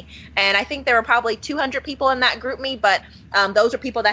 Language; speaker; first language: English; native; English